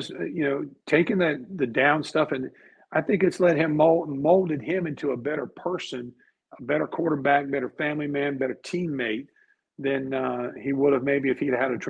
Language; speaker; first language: English; native; English